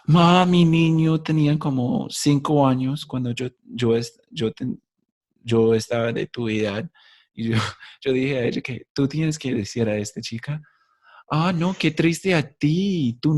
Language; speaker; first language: Spanish; non-native, fluent; English